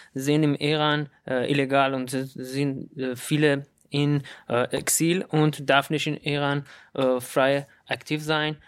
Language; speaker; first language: German; non-native, learner; Persian